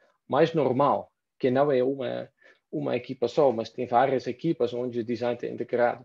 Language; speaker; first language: Portuguese; non-native, fluent; Dutch